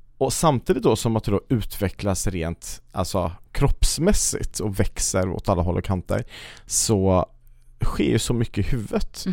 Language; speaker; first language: Swedish; native; Swedish